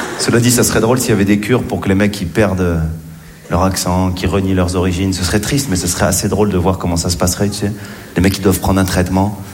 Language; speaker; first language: French; native; French